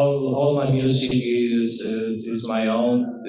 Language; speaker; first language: English; non-native, learner; Spanish